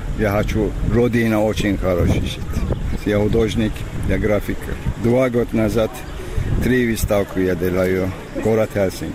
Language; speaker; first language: Russian; non-native, learner; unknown